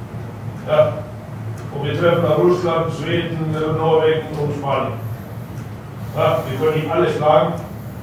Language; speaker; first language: German; non-native, fluent; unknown